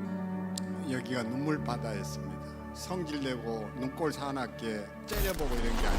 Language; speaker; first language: Korean; native; Korean